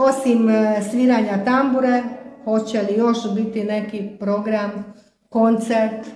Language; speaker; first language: Croatian; native; Croatian